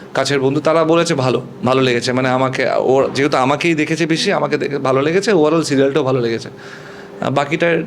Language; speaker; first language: Bangla; non-native, local second language; Punjabi